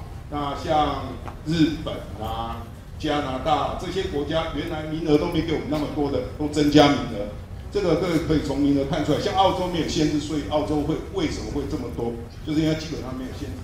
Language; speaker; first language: Chinese; native; Chinese